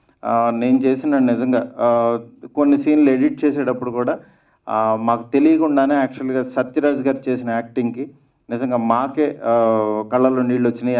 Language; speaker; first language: Telugu; native; Telugu